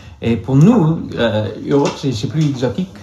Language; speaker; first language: French; non-native, learner; English